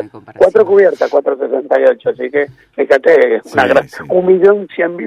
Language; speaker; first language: Spanish; native; Spanish